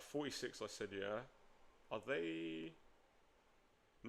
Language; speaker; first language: English; native; English